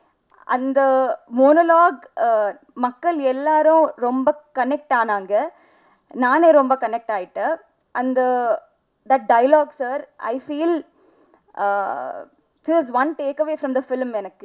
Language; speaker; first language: Tamil; non-native, local second language; Telugu